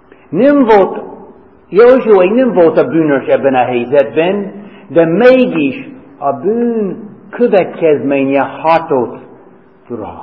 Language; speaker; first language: Hungarian; non-native, fluent; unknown